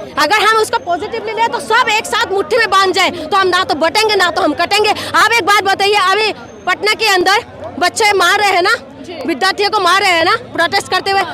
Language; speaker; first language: Hindi; non-native, local second language; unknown